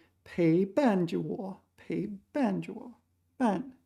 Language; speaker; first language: Chinese; non-native, learner; English